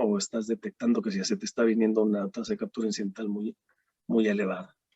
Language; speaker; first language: Spanish; native; Spanish